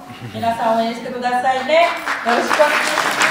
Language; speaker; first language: Japanese; non-native, fluent; Bangla